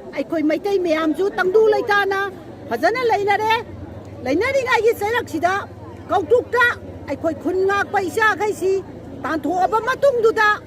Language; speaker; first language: Manipuri; native; Manipuri